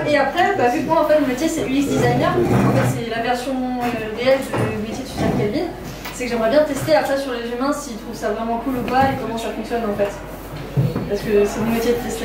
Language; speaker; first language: French; native; French